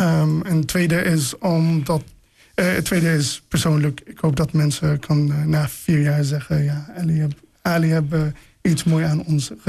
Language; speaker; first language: Dutch; non-native, fluent; English